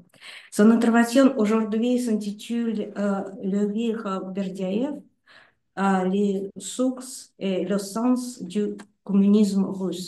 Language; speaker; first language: French; non-native, fluent; Russian